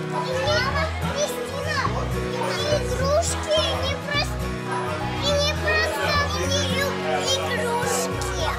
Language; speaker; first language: Russian; early bilingual, heritage; Russian